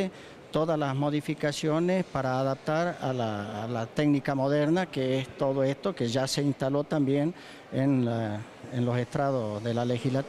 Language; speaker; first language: Spanish; native; Spanish